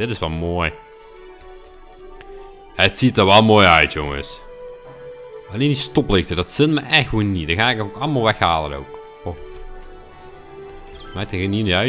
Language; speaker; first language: Dutch; native; Dutch